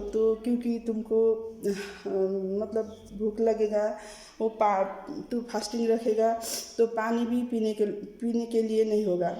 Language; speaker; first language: Hindi; non-native, learner; Nepali